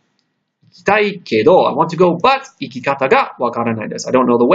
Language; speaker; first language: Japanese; non-native, fluent; English